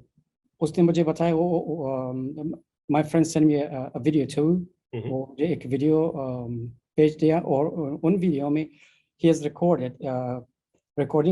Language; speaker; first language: Hindi; non-native, learner; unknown